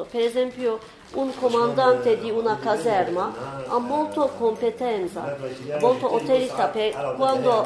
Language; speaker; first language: Italian; non-native, learner; Turkish